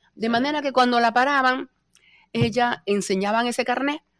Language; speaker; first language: Spanish; native; Spanish